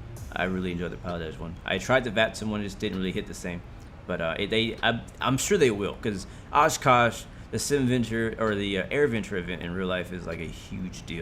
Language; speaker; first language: English; native; English